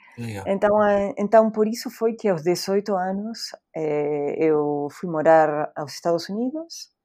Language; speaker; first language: Portuguese; non-native, fluent; Spanish